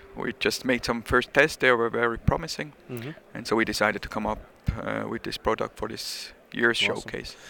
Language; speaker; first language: English; non-native, fluent; German